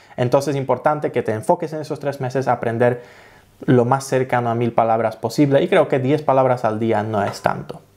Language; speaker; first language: Spanish; non-native, fluent; Polish